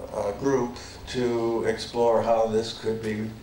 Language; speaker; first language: English; native; English